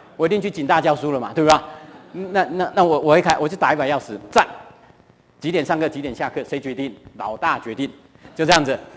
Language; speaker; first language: Chinese; non-native, local second language; Hakka Chinese